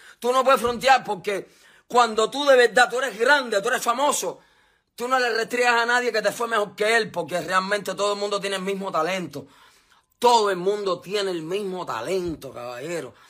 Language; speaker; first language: Spanish; native; Spanish